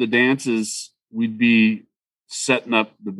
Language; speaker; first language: English; native; English